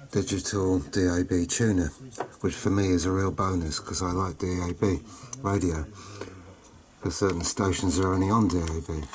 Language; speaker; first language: English; native; English